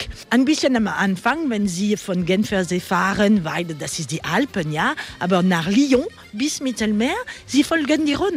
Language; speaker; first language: German; non-native, learner; French